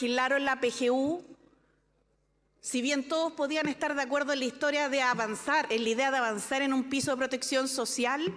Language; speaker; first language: Spanish; native; Spanish